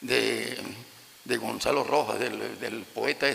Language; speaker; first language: Spanish; native; Spanish